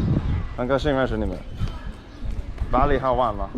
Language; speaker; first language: Chinese; non-native, fluent; English